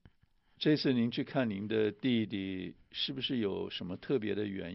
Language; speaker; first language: Chinese; native; Chinese